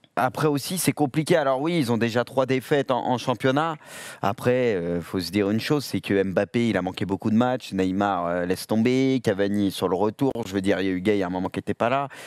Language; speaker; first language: French; native; French